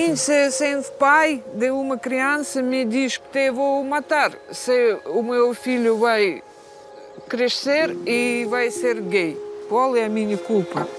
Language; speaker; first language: Portuguese; non-native, learner; Russian